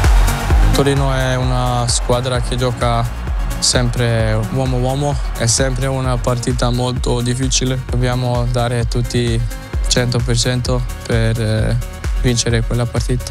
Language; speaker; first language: Italian; non-native, learner; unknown